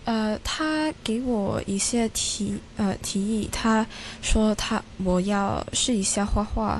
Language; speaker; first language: Chinese; non-native, learner; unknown